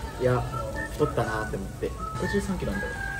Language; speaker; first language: Japanese; native; Japanese